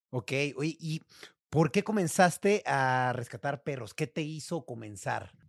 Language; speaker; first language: Spanish; native; Spanish